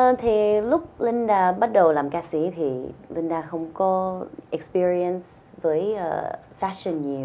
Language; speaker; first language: Vietnamese; early bilingual, heritage; Vietnamese